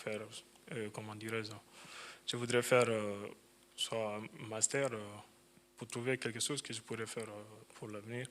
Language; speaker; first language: French; non-native, fluent; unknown